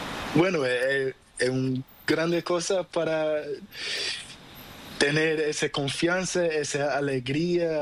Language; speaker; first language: Spanish; non-native, learner; Portuguese